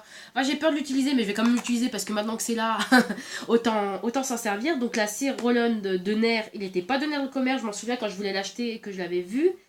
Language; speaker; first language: French; native; French